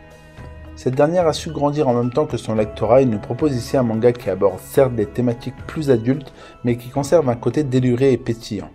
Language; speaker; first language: French; native; French